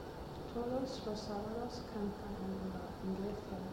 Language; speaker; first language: Spanish; non-native, learner; Swedish